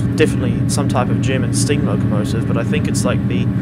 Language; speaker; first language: English; native; English